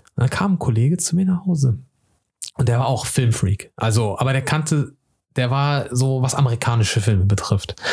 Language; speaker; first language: German; early bilingual, other home language; Turkish